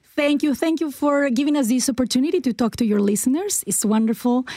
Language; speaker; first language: English; non-native, fluent; Spanish